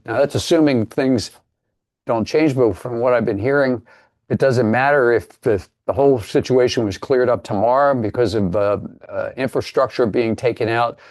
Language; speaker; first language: English; native; English